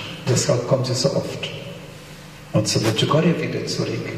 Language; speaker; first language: German; non-native, fluent; Polish